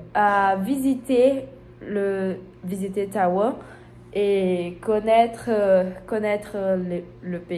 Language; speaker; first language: French; non-native, learner; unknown